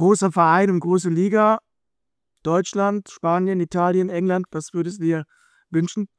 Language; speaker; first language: German; native; German